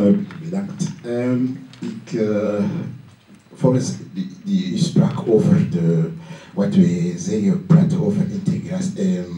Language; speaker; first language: Dutch; non-native, learner; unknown